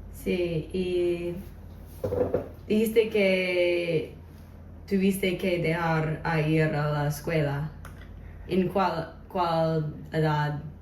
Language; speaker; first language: Spanish; non-native, learner; English